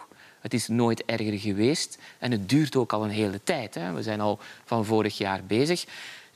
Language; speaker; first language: Dutch; native; Dutch